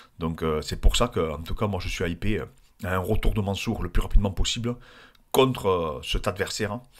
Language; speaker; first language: French; native; French